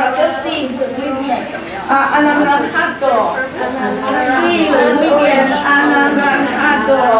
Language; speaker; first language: Spanish; non-native, learner; Chinese